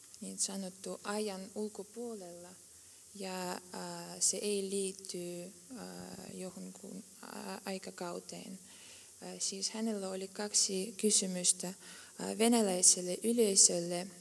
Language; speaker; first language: Finnish; non-native, fluent; Russian